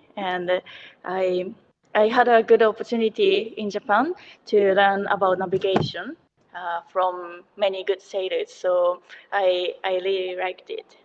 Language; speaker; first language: English; non-native, learner; Japanese